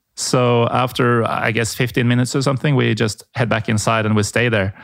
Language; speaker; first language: English; non-native, fluent; Norwegian